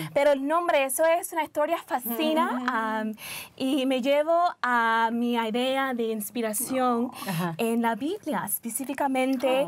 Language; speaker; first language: Spanish; early bilingual, heritage; Spanish